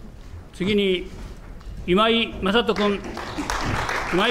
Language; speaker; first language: Japanese; native; Japanese